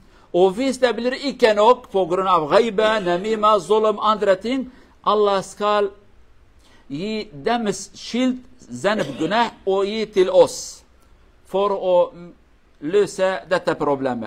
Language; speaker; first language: Norwegian; non-native, learner; Kurdish